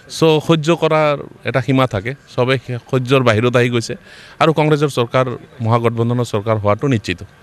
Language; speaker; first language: Assamese; non-native, local second language; Bangla